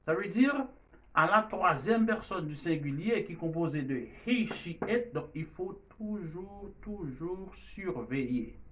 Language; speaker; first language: French; non-native, learner; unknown